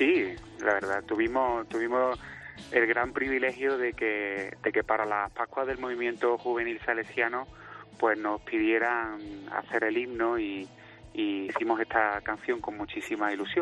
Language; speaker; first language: Spanish; native; Spanish